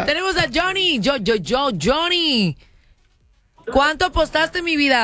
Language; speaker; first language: Spanish; native; Spanish